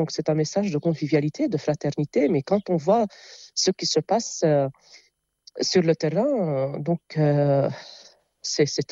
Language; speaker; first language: French; non-native, local second language; Arabic